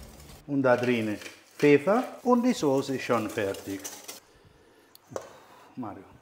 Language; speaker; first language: German; non-native, fluent; Italian